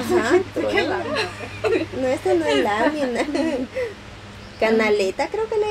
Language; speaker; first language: Spanish; native; Spanish